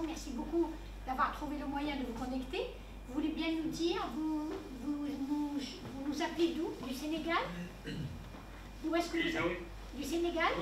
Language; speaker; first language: French; native; French